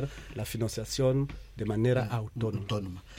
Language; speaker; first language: Spanish; non-native, fluent; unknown